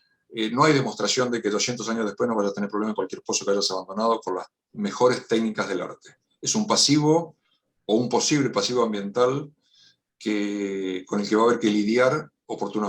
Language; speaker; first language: Spanish; native; Spanish